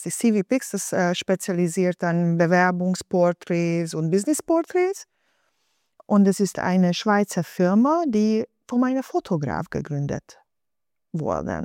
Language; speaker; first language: German; non-native, fluent; Hungarian